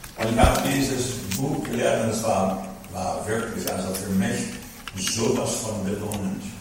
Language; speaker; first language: German; non-native, fluent; English